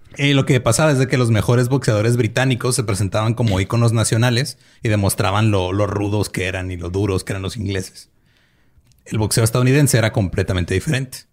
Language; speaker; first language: Spanish; native; Spanish